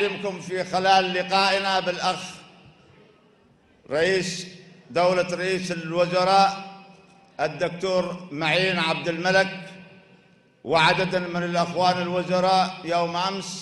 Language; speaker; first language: Arabic; native; Arabic